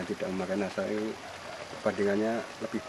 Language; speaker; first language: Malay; non-native, local second language; Javanese